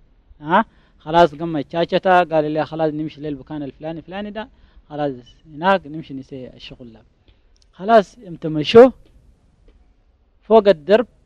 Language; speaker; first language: Arabic; native; Arabic